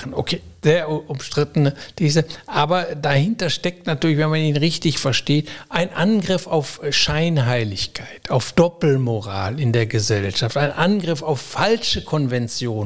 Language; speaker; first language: German; native; German